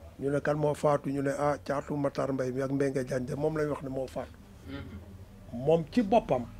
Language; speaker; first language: Wolof; native; Wolof